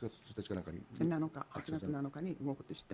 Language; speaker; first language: Japanese; native; Japanese